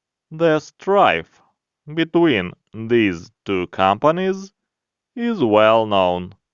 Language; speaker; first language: English; non-native, fluent; Ukrainian